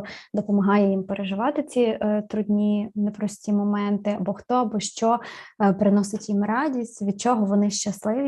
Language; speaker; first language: Ukrainian; native; Ukrainian